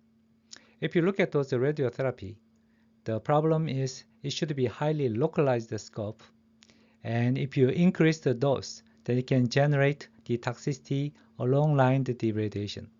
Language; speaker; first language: English; non-native, fluent; Korean